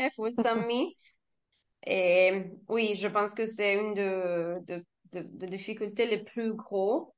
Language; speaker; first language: French; non-native, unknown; Italian